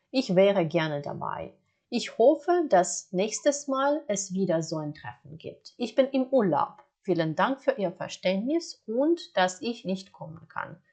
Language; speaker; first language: German; non-native, fluent; Ukrainian